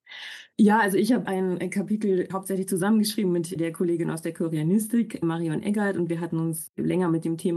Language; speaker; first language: German; native; German